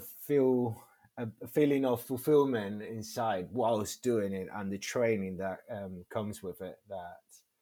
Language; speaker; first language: English; non-native, fluent; Spanish